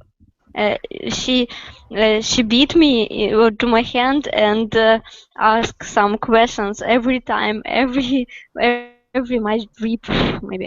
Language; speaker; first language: English; non-native, learner; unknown